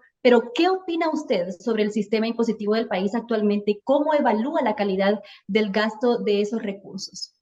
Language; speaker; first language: Spanish; native; Spanish